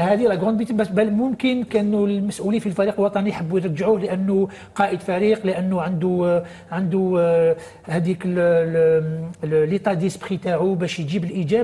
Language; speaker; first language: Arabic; native; Arabic